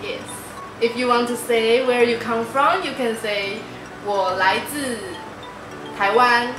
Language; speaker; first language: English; non-native, learner; Chinese